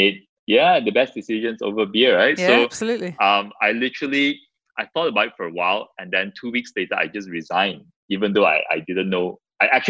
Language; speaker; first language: English; non-native, local second language; Chinese